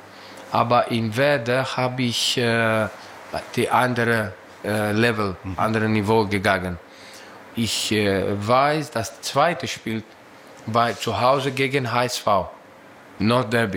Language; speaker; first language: German; non-native, learner; Greek